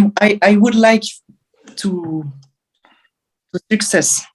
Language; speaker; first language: English; non-native, learner; French